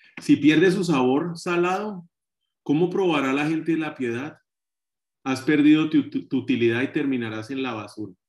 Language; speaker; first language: Spanish; native; Spanish